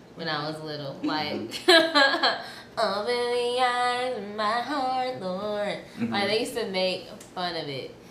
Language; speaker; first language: English; native; English